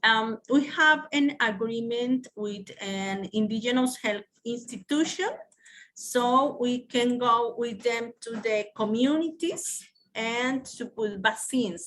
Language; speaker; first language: English; non-native, learner; Spanish